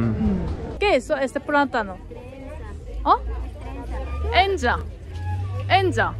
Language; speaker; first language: Spanish; non-native, learner; Turkish